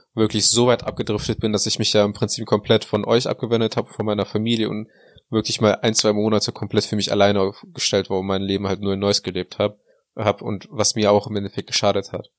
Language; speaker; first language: German; early bilingual, other home language; Russian